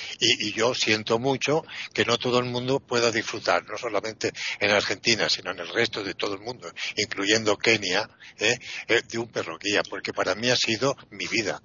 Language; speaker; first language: Spanish; non-native, fluent; Italian